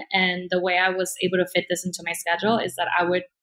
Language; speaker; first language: English; early bilingual, other home language; Spanish